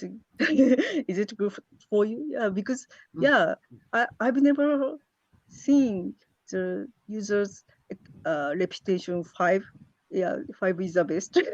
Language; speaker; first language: English; non-native, learner; Japanese